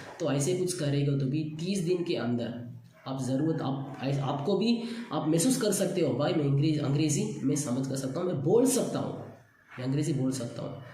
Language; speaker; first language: Hindi; non-native, local second language; Tamil